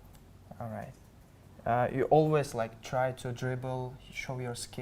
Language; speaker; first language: English; non-native, learner; Uzbek